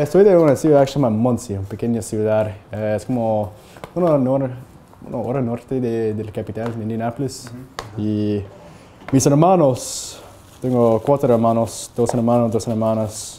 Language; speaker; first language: Spanish; non-native, fluent; English